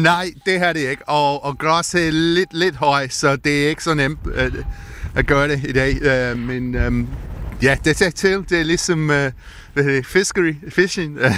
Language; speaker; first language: Danish; non-native, fluent; English